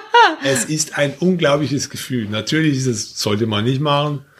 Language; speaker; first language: German; native; German